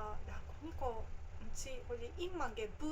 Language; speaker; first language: Cantonese; non-native, fluent; Japanese